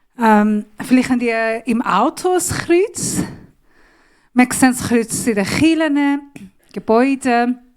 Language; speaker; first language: German; non-native, learner; Persian